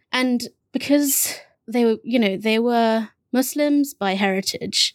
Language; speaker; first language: English; early bilingual, other home language; Bangla